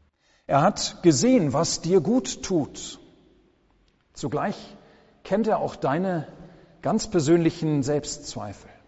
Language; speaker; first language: German; native; German